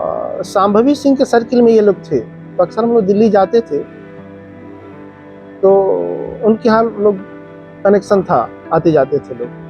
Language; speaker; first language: Hindi; native; Hindi